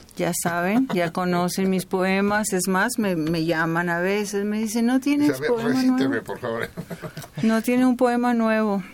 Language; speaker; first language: Spanish; native; Spanish